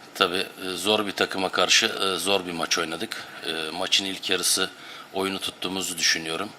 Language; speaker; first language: Turkish; native; Turkish